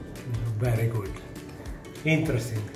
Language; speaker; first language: English; non-native, learner; Italian